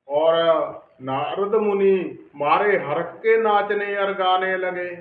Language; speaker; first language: Hindi; non-native, local second language; Punjabi